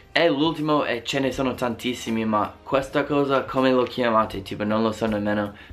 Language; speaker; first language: Italian; non-native, fluent; English